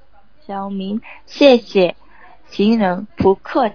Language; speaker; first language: Chinese; non-native, learner; Korean